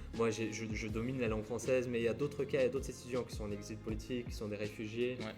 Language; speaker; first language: French; non-native, fluent; Portuguese